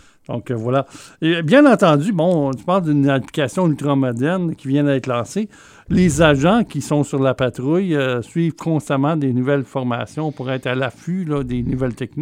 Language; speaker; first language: French; native; French